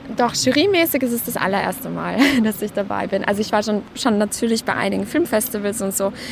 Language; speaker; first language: German; native; German